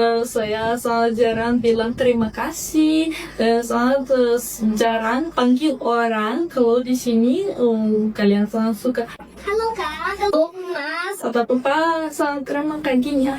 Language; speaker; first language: Indonesian; non-native, fluent; Russian